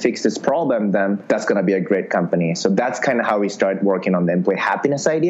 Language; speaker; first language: English; non-native, fluent; Japanese